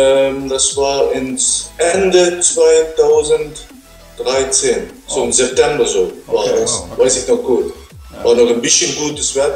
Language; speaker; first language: German; non-native, learner; Dutch